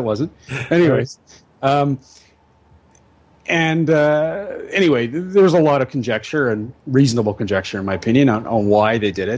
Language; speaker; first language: English; native; English